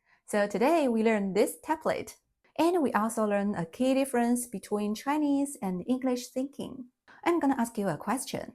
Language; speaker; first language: English; non-native, fluent; Chinese